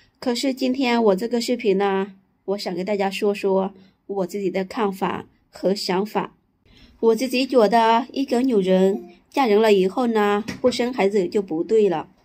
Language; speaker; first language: Chinese; non-native, fluent; Lao